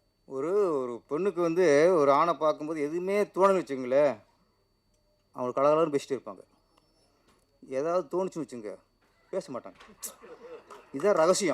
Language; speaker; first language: Tamil; native; Tamil